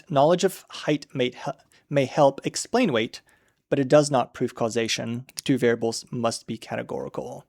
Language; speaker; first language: English; native; English